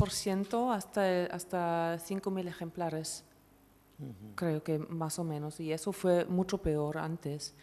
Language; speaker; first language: Spanish; non-native, fluent; German